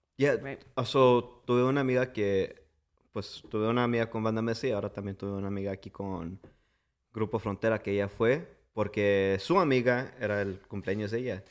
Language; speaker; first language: Spanish; early bilingual, heritage; English